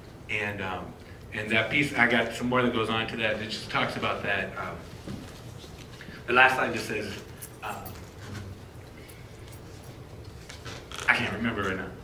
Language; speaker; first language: English; native; English